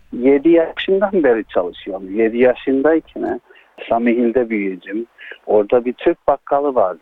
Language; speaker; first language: Turkish; early bilingual, heritage; Turkish